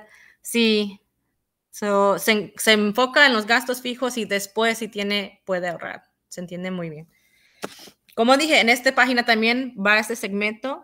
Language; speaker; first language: Spanish; early bilingual, heritage; Spanish